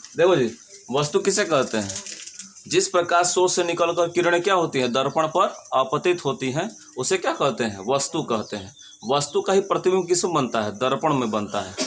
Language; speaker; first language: Hindi; native; Hindi